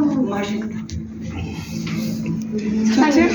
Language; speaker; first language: Korean; non-native, learner; Filipino